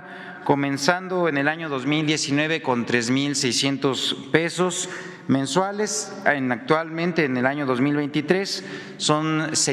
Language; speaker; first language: Spanish; native; Spanish